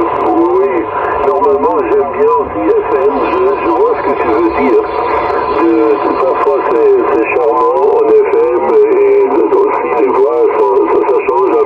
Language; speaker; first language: French; non-native, fluent; German